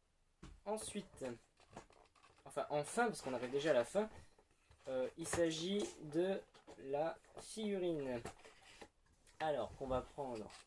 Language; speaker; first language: French; native; French